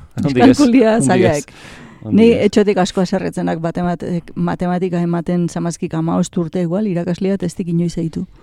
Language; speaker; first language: Basque; native; Basque